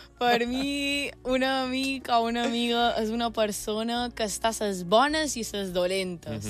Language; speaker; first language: Catalan; non-native, fluent; English